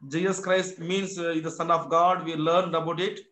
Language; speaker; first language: English; non-native, local second language; Kannada